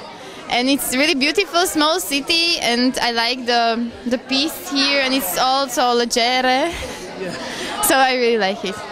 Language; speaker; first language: English; non-native, fluent; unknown